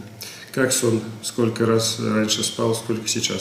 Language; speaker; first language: Russian; native; Russian